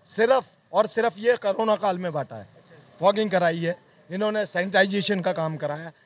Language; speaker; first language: Hindi; native; Hindi